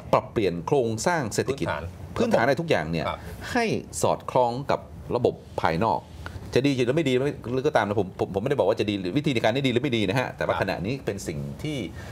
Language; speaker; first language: Thai; native; Thai